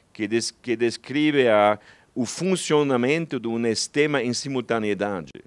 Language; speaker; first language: Portuguese; non-native, fluent; German